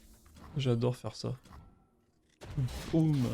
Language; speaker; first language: French; native; French